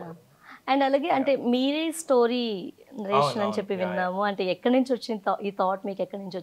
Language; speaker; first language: Telugu; native; Telugu